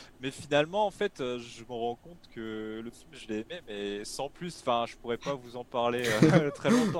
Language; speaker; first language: French; native; French